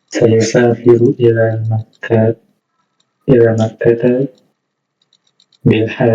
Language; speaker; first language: Arabic; non-native, learner; Indonesian